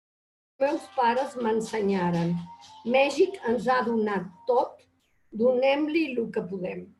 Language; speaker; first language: Catalan; early bilingual, heritage; Catalan